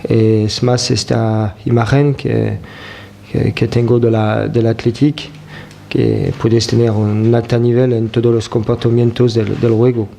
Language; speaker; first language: Spanish; non-native, fluent; French